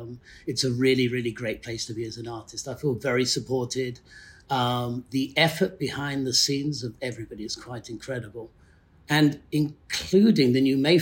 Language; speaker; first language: English; native; English